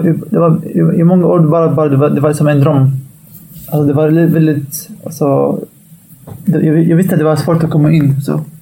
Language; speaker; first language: Swedish; non-native, fluent; Arabic